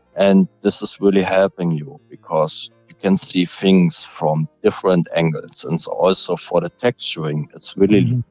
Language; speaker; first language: English; non-native, fluent; German